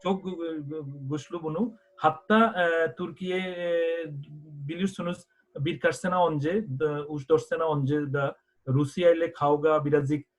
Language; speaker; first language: Turkish; non-native, fluent; Bangla